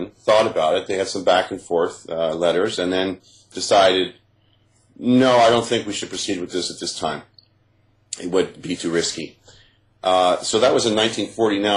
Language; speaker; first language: English; native; English